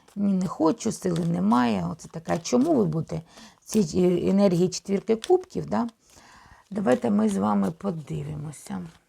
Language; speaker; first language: Ukrainian; non-native, local second language; Russian